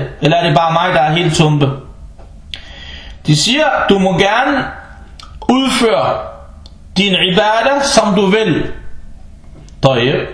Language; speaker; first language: Danish; non-native, fluent; Arabic